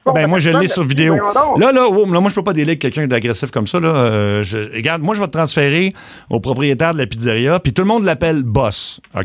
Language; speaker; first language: French; native; French